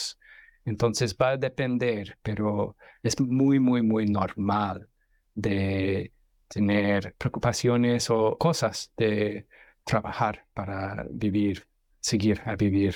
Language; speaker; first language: Spanish; non-native, fluent; English